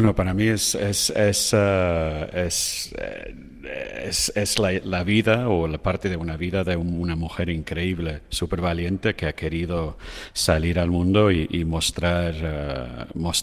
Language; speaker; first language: Spanish; non-native, fluent; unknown